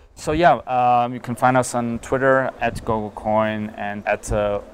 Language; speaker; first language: English; non-native, fluent; German